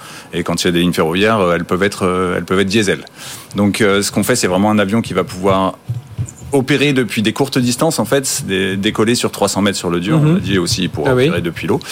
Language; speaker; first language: French; native; French